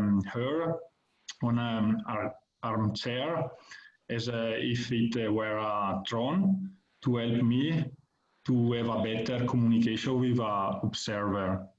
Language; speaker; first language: English; non-native, learner; Italian